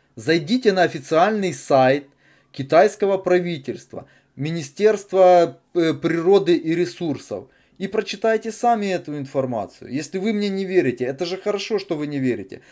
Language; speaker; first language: Russian; native; Russian